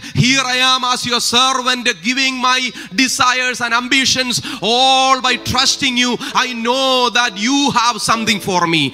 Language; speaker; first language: English; non-native, local second language; Malayalam